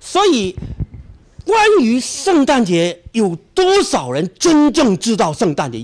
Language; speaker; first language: Chinese; native; Chinese